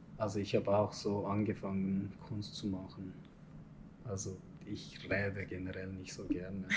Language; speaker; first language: German; non-native, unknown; Turkish